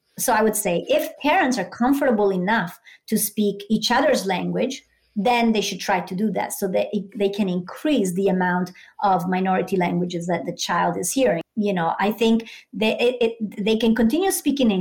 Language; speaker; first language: English; non-native, fluent; Italian